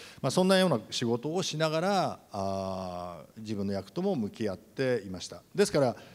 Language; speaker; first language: Japanese; native; Japanese